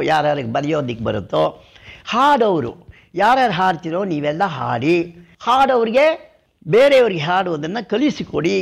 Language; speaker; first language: Kannada; non-native, local second language; Tamil